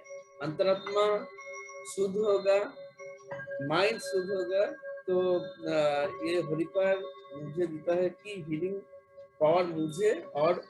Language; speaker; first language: Hindi; non-native, local second language; Bangla